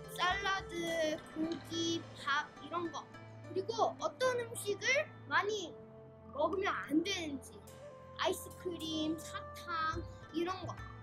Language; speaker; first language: Korean; early bilingual, heritage; Korean